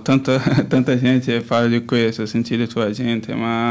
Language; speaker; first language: Italian; non-native, learner; Portuguese